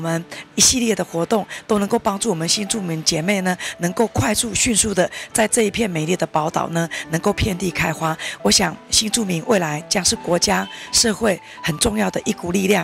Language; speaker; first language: Chinese; native; Chinese